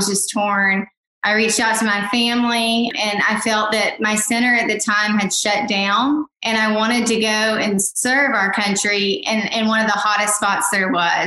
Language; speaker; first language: English; native; English